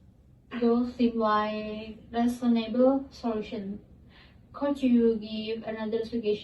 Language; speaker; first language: English; non-native, learner; Indonesian